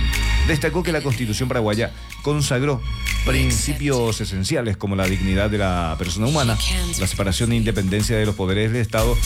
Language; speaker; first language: Spanish; native; Spanish